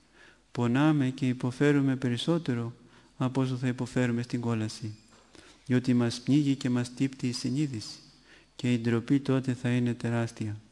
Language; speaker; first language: Greek; native; Greek